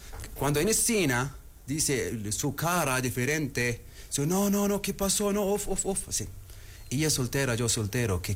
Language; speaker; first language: Spanish; non-native, learner; Arabic